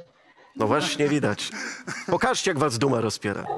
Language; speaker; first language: Polish; native; Polish